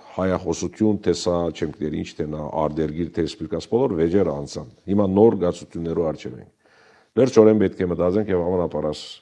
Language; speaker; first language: Armenian; early bilingual, heritage; Armenian